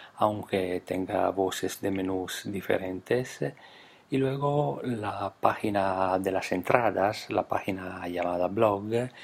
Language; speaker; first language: Spanish; non-native, fluent; Italian